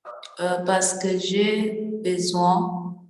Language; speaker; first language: French; non-native, learner; Portuguese